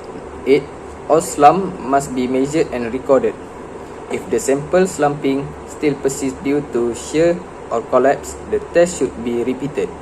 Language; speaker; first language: English; non-native, learner; Malay